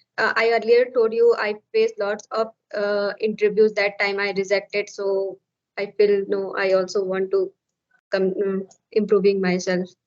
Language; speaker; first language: English; non-native, learner; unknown